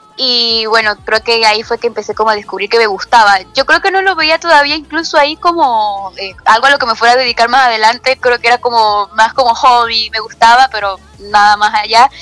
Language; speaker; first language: Spanish; native; Spanish